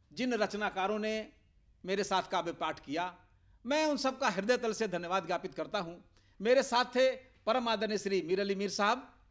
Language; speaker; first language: Hindi; native; Hindi